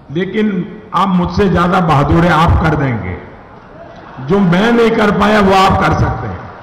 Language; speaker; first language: Hindi; non-native, local second language; Gujarati